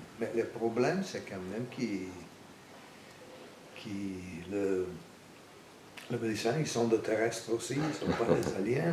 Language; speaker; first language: French; non-native, fluent; Italian